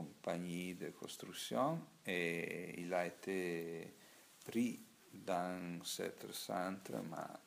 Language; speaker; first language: French; non-native, learner; Italian